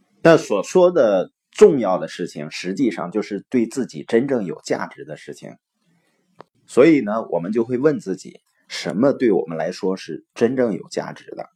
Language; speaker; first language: Chinese; native; Chinese